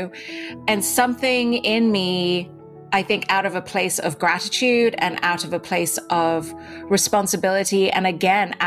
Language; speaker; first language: English; native; English